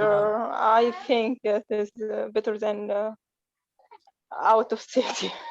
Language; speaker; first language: English; non-native, learner; Arabic